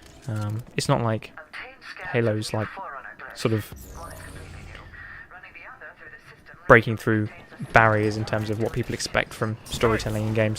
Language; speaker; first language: English; native; English